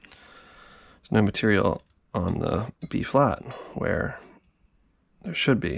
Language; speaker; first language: English; native; English